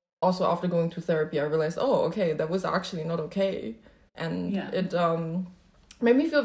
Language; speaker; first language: English; non-native, fluent; Chinese